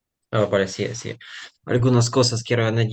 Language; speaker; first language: Spanish; non-native, fluent; Ukrainian